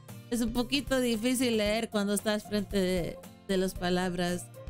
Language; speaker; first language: Spanish; non-native, learner; English